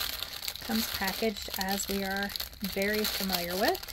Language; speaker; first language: English; native; English